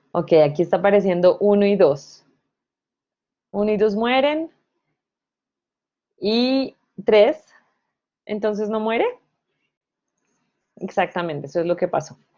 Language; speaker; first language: Spanish; native; Spanish